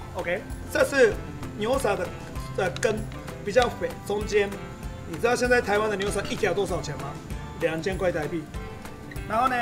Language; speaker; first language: Chinese; non-native, fluent; Japanese